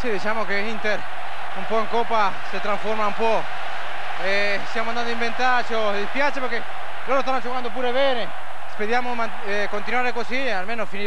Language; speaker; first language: Italian; non-native, learner; Spanish